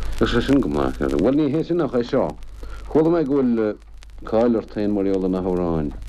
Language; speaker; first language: Irish; non-native, local second language; English